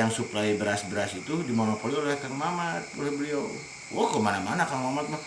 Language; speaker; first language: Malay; non-native, local second language; Sundanese